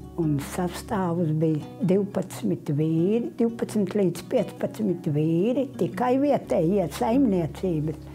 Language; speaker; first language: Latvian; native; Latvian